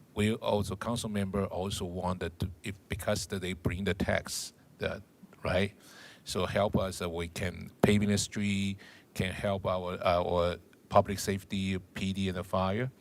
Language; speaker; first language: English; non-native, learner; Chinese